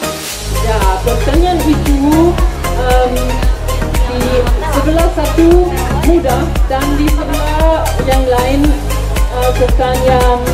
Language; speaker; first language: Indonesian; non-native, learner; German